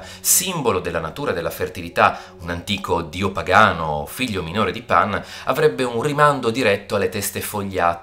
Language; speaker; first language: Italian; native; Italian